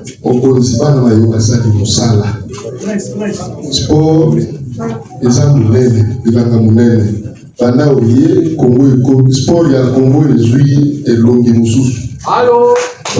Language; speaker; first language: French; non-native, local second language; Lingala